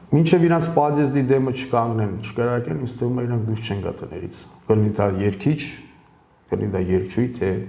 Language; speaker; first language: Armenian; early bilingual, heritage; Armenian